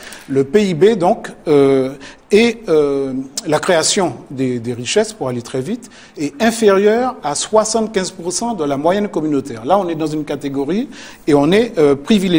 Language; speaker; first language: French; native; French